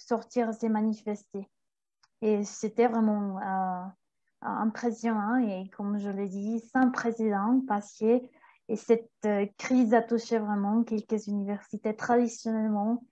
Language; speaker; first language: French; non-native, fluent; Spanish